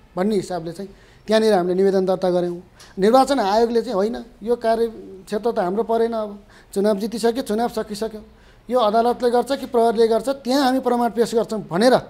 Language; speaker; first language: Nepali; native; Nepali